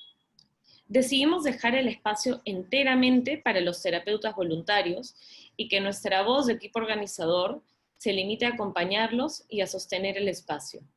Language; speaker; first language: Spanish; native; Spanish